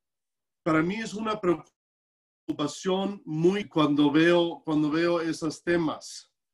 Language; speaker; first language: Spanish; non-native, local second language; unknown